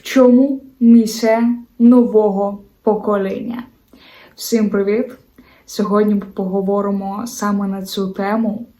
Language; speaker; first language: Ukrainian; non-native, local second language; Russian